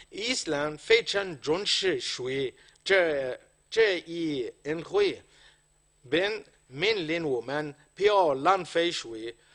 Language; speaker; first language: Chinese; non-native, fluent; Arabic